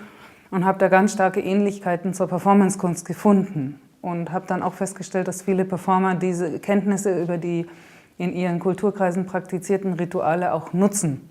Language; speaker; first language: German; native; German